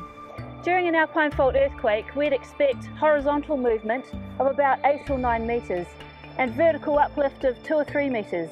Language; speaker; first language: English; native; English